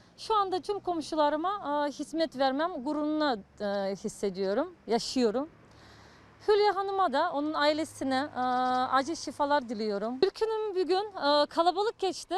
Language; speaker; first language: Turkish; non-native, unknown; Russian